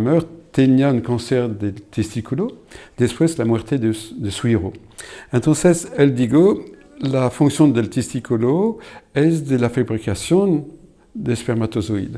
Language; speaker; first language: Spanish; non-native, fluent; French